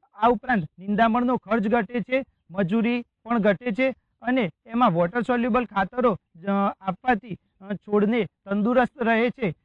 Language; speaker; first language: Gujarati; native; Gujarati